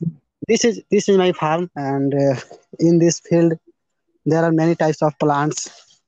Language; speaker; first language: English; non-native, learner; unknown